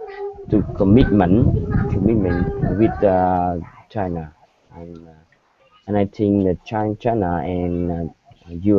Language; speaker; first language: English; non-native, learner; Vietnamese